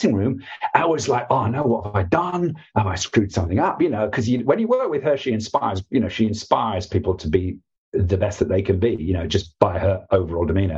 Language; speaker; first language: English; native; English